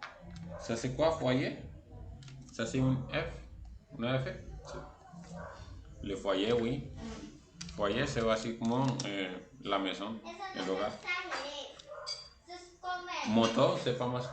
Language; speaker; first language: French; non-native, fluent; Spanish